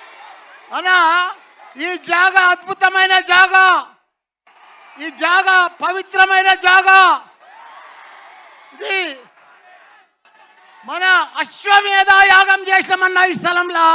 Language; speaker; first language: Telugu; native; Telugu